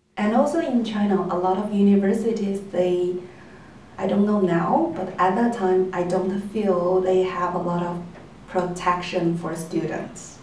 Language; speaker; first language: English; non-native, fluent; Chinese